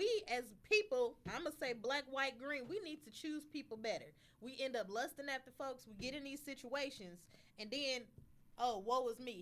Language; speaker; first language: English; native; English